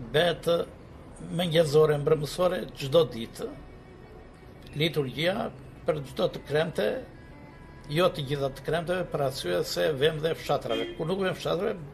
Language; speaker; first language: Albanian; native; Albanian